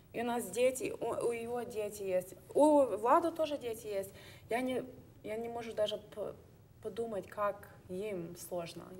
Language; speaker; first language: Russian; early bilingual, heritage; Russian